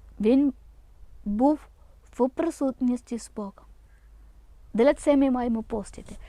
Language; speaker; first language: Ukrainian; non-native, local second language; Malayalam